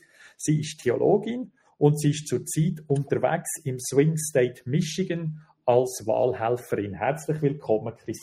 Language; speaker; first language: German; native; German